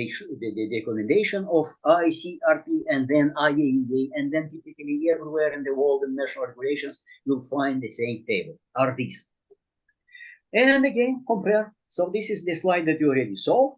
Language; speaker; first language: English; non-native, fluent; Russian